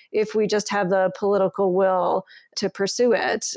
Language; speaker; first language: English; native; English